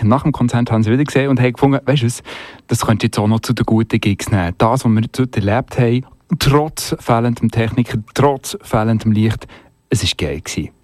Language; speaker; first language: German; native; German